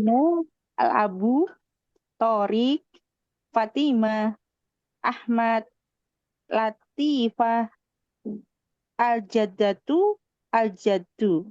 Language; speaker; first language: Arabic; non-native, learner; Indonesian